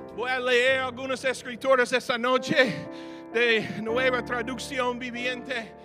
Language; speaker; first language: Spanish; non-native, fluent; English